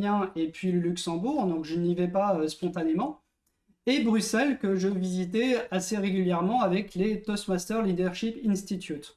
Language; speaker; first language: French; native; French